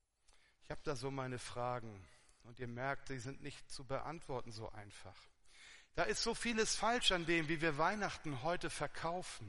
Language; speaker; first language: German; native; German